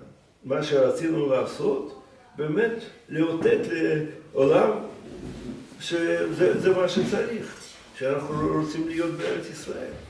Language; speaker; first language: Hebrew; non-native, fluent; Russian